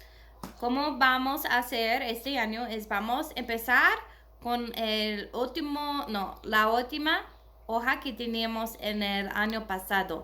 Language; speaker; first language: Spanish; non-native, learner; English